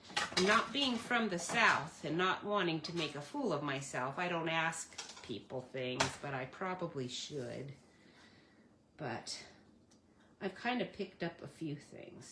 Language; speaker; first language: English; native; English